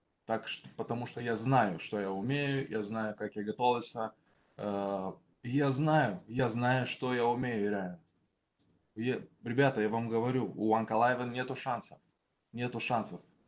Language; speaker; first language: Russian; non-native, local second language; Romanian